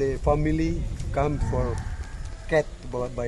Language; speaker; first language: English; non-native, learner; Indonesian